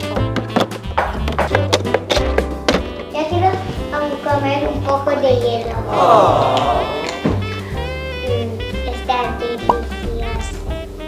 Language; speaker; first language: Spanish; early bilingual, heritage; Spanish